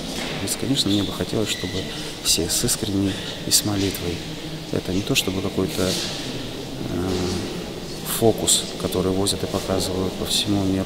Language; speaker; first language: Russian; native; Russian